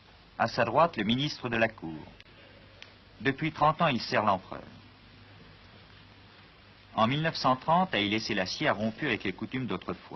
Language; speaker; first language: French; native; French